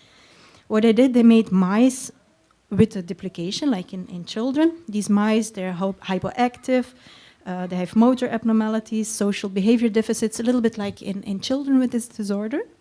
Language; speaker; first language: English; non-native, fluent; Dutch